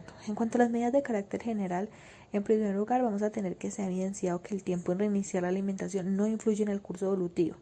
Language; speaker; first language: Spanish; native; Spanish